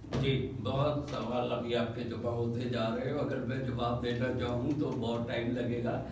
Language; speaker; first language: Urdu; native; Urdu